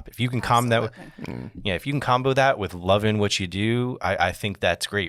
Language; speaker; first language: English; native; English